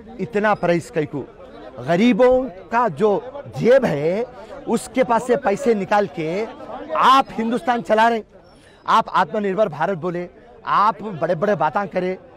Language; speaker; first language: Hindi; non-native, local second language; Urdu